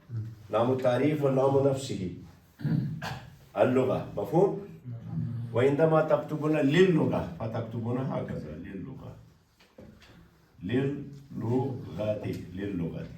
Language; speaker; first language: Arabic; non-native, fluent; Urdu